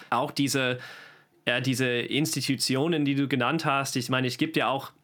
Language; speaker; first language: German; non-native, fluent; English